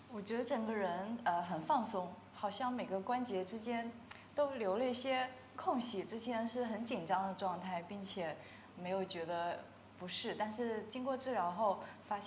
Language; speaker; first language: Chinese; native; Chinese